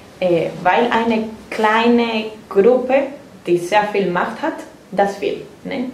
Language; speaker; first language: German; non-native, fluent; Spanish